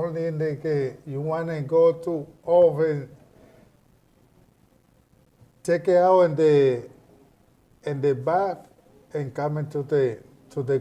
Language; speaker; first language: English; non-native, learner; Spanish